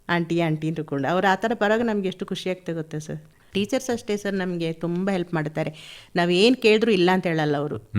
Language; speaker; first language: Kannada; non-native, local second language; Malayalam